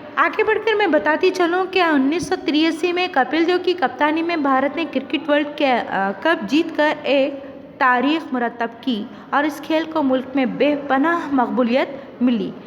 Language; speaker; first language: Urdu; native; Urdu